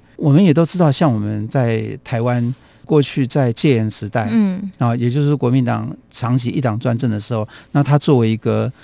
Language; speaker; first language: Chinese; non-native, local second language; Hakka Chinese